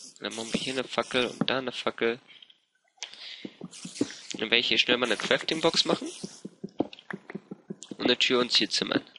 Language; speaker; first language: German; native; German